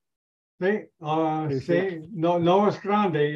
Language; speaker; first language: Spanish; non-native, learner; English